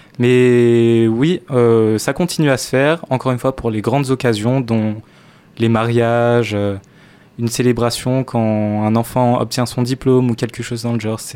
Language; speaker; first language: French; native; French